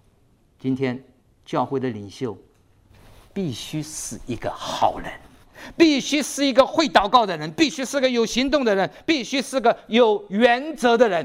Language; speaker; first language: Chinese; native; Chinese